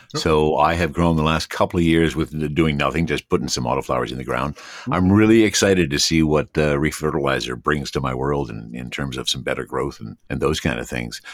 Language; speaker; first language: English; native; English